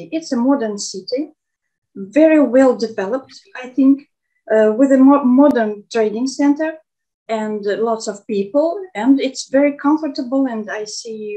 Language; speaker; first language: English; non-native, fluent; Russian